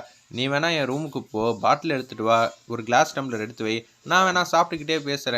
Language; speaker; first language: Tamil; native; Tamil